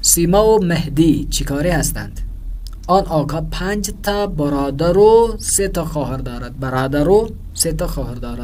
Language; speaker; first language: Persian; non-native, fluent; Urdu